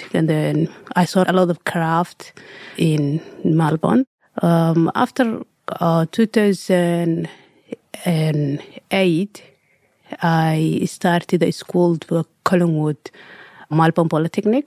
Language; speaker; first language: English; non-native, learner; Somali